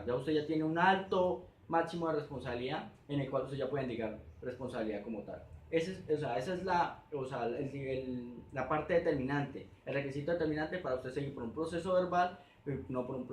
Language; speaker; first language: Spanish; native; Spanish